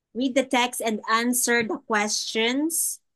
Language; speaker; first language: English; non-native, local second language; Filipino